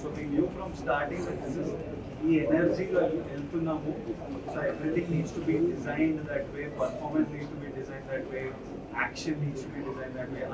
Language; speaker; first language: Telugu; native; Telugu